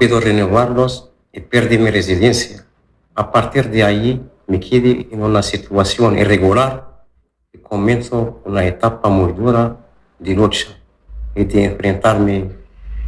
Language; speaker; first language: Spanish; non-native, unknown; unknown